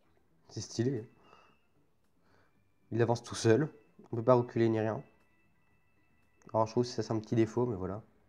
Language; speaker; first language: French; native; French